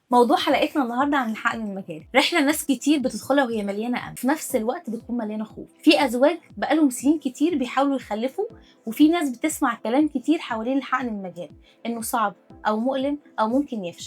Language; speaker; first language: Arabic; native; Arabic